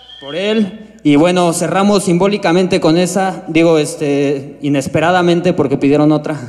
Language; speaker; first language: Spanish; native; Spanish